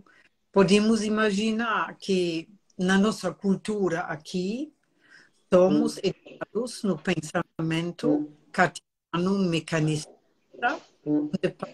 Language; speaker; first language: Portuguese; non-native, fluent; German